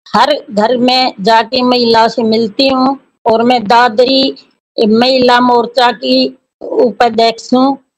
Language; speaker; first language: Hindi; native; Hindi